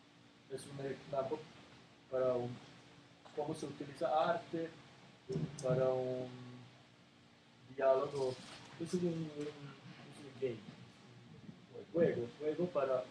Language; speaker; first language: Spanish; non-native, learner; Serbian